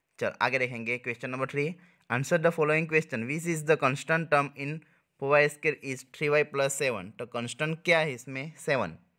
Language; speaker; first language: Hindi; non-native, local second language; Gujarati